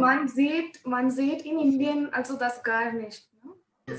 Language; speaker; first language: German; non-native, learner; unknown